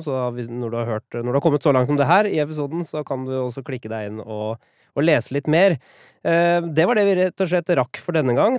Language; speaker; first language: Norwegian; native; Norwegian